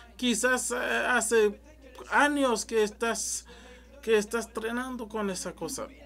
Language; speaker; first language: Spanish; non-native, learner; French